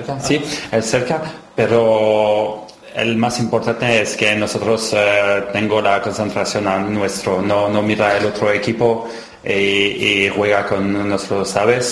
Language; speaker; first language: Spanish; non-native, learner; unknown